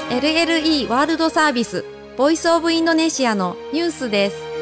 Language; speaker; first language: Japanese; non-native, fluent; Indonesian